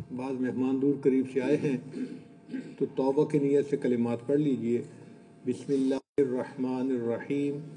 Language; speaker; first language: Urdu; non-native, local second language; Punjabi